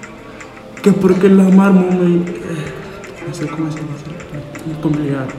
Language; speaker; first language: Spanish; non-native, learner; Bambara